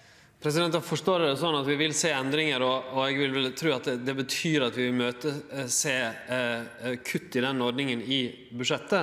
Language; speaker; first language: Norwegian; native; Norwegian